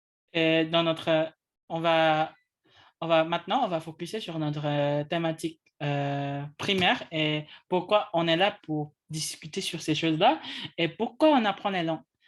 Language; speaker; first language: French; non-native, learner; English